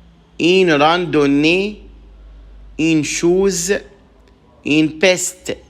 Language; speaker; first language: French; non-native, fluent; Arabic